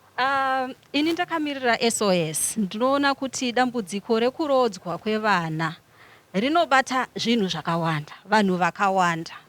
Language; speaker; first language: Shona; native; Shona